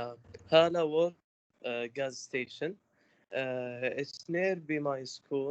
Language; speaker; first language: English; non-native, learner; Arabic